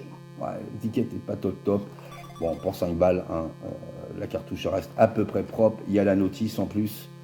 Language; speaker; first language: French; native; French